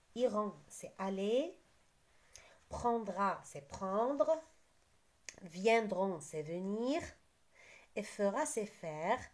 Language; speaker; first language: French; non-native, local second language; Arabic